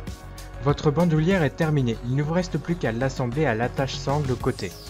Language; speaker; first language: French; native; French